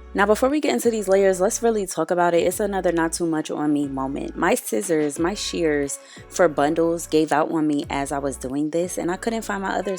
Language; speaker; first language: English; native; English